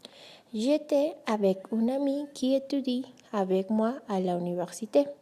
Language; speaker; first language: French; non-native, learner; Spanish